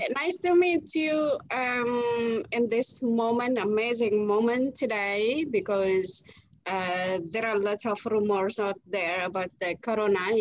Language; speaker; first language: English; non-native, fluent; Indonesian